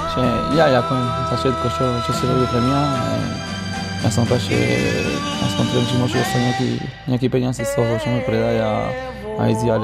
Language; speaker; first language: Slovak; non-native, fluent; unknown